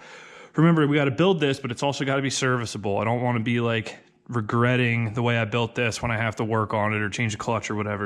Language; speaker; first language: English; native; English